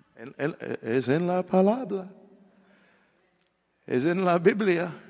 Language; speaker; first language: Spanish; non-native, learner; English